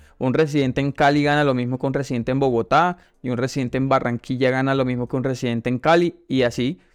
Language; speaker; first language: Spanish; native; Spanish